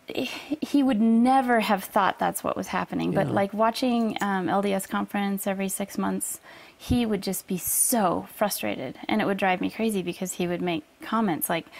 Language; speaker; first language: English; native; English